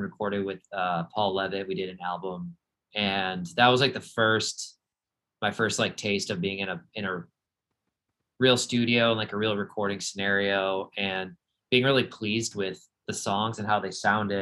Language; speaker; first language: English; native; English